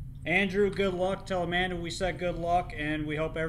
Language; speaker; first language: English; native; English